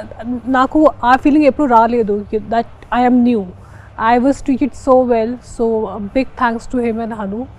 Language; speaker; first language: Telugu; non-native, fluent; Hindi